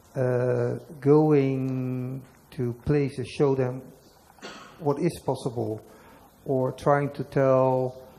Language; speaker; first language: English; non-native, fluent; Dutch